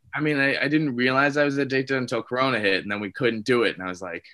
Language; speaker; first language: English; native; English